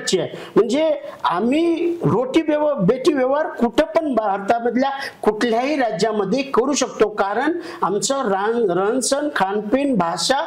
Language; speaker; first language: Marathi; non-native, local second language; Lambadi